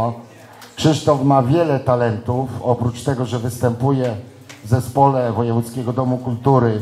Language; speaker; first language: Polish; native; Polish